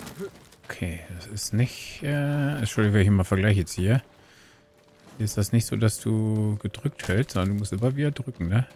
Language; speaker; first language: German; native; German